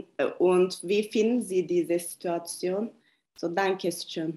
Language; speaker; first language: German; non-native, learner; Turkish